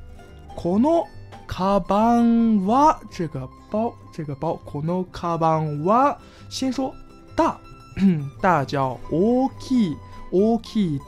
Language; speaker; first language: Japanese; non-native, fluent; Chinese